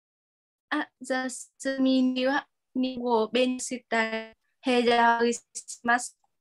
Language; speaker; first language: Japanese; non-native, learner; Vietnamese